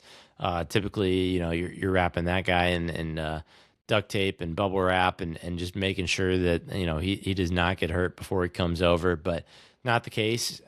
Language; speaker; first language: English; native; English